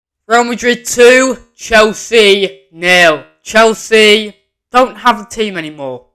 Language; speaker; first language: English; native; English